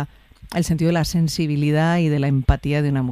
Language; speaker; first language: Spanish; native; Spanish